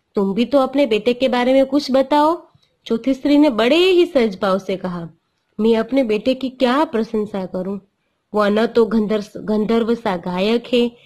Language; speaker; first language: Hindi; non-native, local second language; Gujarati